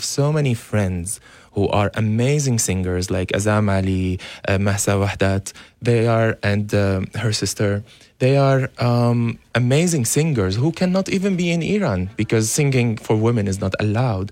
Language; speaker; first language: English; non-native, fluent; Arabic